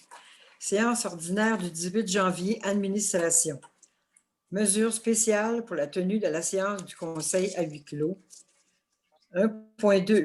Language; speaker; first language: French; native; French